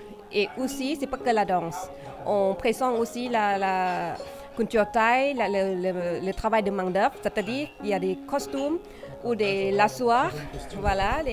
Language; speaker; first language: French; non-native, fluent; Thai